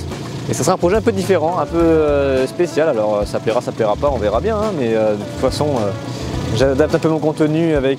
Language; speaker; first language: French; native; French